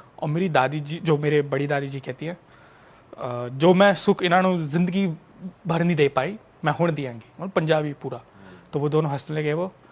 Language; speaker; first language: Hindi; native; Hindi